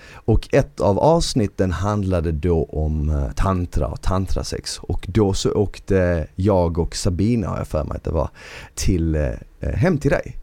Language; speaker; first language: Swedish; early bilingual, other home language; Bosnian